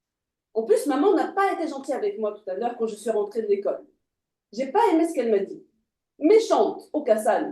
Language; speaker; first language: French; native; French